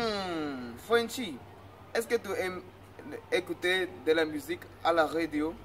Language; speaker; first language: French; non-native, learner; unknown